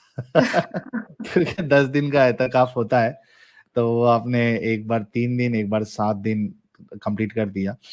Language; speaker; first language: Hindi; native; Hindi